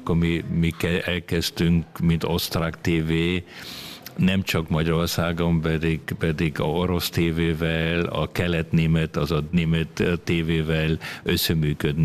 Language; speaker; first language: Hungarian; early bilingual, other home language; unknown